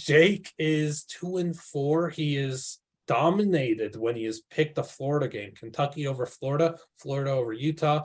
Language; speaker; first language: English; native; English